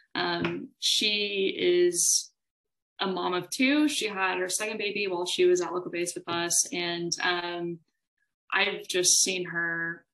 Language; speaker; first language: English; native; English